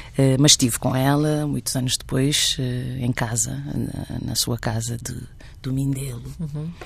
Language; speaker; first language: Portuguese; non-native, local second language; Kabuverdianu